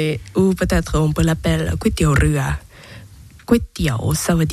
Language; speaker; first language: French; non-native, learner; Thai